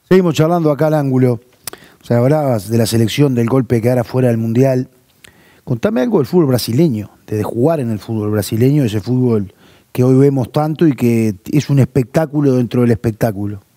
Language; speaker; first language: Spanish; native; Spanish